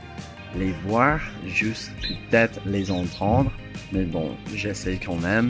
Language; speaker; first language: French; non-native, fluent; English